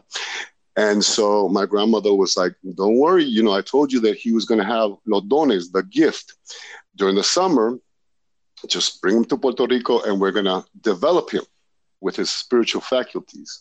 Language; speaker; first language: English; native; English